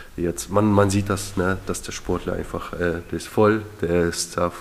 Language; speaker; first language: German; early bilingual, other home language; Russian